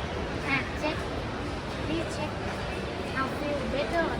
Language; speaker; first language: English; non-native, learner; Thai